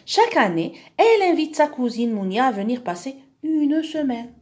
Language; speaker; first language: French; non-native, local second language; Arabic